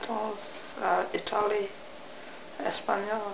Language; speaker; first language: French; non-native, learner; English